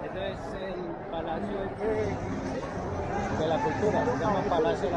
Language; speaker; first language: Spanish; native; Spanish